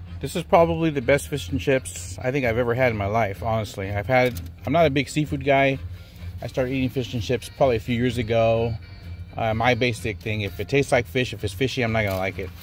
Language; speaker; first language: English; native; English